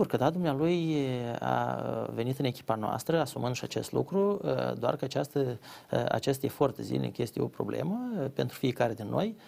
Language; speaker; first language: Romanian; native; Romanian